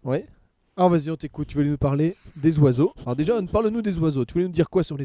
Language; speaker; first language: French; native; French